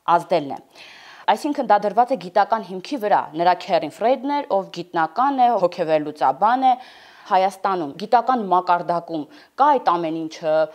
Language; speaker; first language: Armenian; native; Armenian